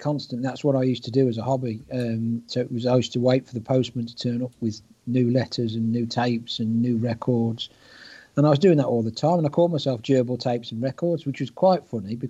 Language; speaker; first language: English; native; English